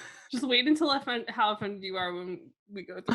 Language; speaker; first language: English; native; English